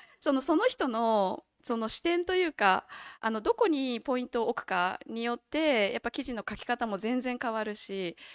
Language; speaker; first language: Japanese; native; Japanese